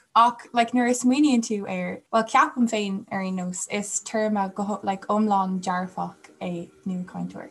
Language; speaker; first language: Irish; non-native, local second language; English